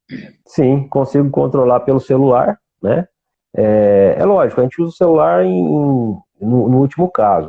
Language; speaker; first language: Portuguese; native; Portuguese